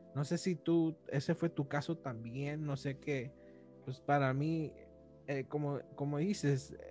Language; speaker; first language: Spanish; native; Spanish